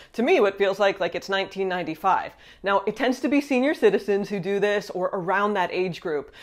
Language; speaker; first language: English; native; English